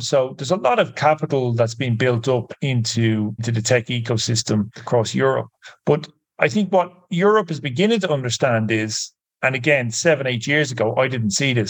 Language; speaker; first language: English; native; English